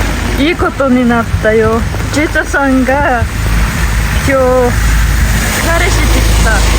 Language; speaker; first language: Japanese; non-native, fluent; Mongolian